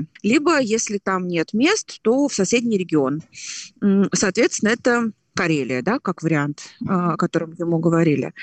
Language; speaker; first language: Russian; native; Russian